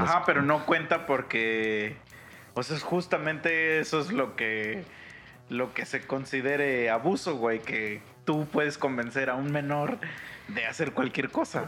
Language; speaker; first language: Spanish; native; Spanish